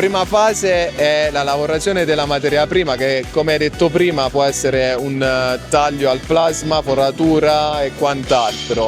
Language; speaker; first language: Italian; native; Italian